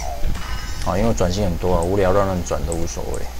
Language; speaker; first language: Chinese; native; Chinese